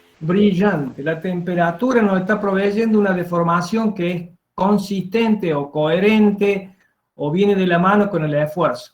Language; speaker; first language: Spanish; native; Spanish